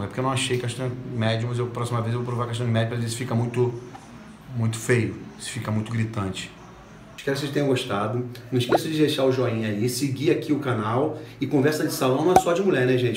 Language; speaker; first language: Portuguese; native; Portuguese